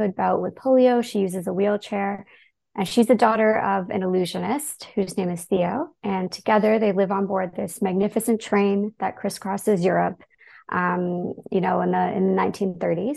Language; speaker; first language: English; native; English